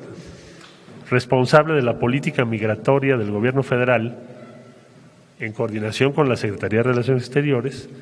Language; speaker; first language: Spanish; native; Spanish